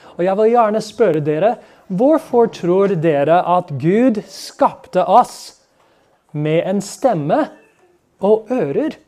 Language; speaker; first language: Norwegian; non-native, fluent; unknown